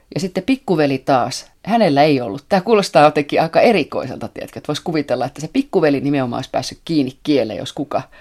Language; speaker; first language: Finnish; native; Finnish